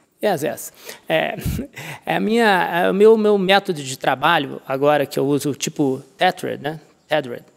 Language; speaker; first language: Portuguese; native; Portuguese